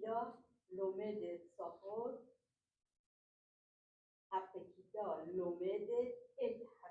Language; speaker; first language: Hebrew; non-native, learner; English